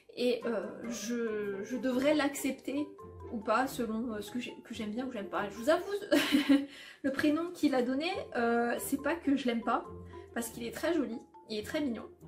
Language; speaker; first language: French; early bilingual, other home language; Polish